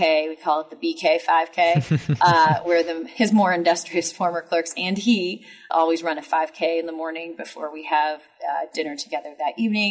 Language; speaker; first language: English; native; English